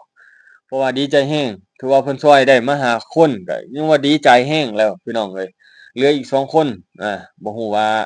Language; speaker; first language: Thai; non-native, local second language; Northeastern Thai